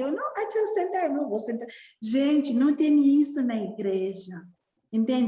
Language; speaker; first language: Portuguese; non-native, learner; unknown